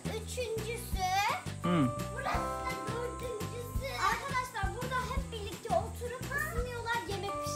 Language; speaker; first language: Turkish; early bilingual, heritage; Turkish